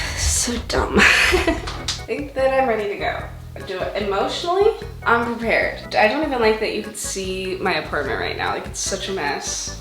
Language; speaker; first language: English; native; English